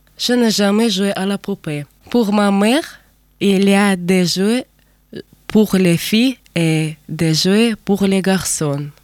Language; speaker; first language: French; non-native, learner; Russian